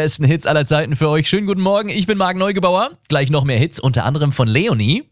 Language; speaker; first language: German; native; German